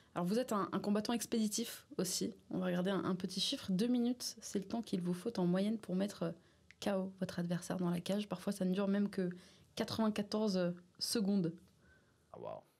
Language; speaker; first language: French; native; French